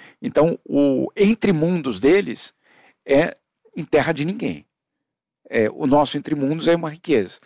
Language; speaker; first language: Portuguese; early bilingual, other home language; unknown